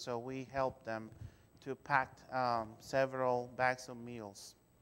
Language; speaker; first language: English; non-native, fluent; Spanish